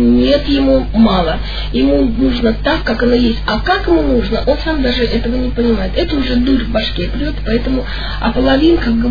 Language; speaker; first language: Russian; native; Russian